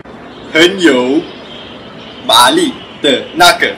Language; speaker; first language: Chinese; non-native, learner; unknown